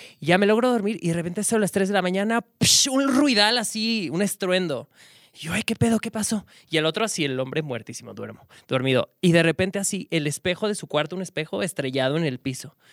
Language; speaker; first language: Spanish; native; Spanish